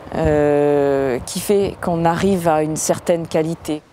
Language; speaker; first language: French; native; French